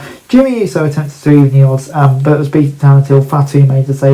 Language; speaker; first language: English; native; English